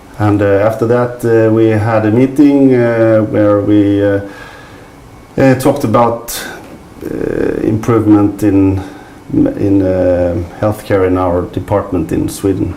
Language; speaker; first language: English; non-native, fluent; Swedish